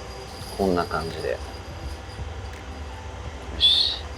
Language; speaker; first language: Japanese; native; Japanese